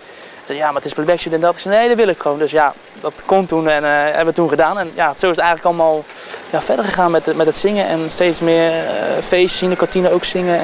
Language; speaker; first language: Dutch; native; Dutch